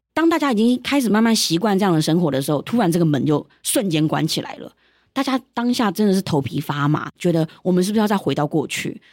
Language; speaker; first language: Chinese; early bilingual, heritage; Chinese